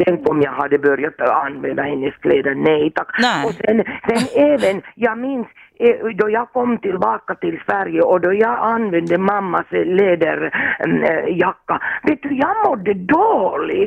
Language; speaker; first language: Swedish; non-native, fluent; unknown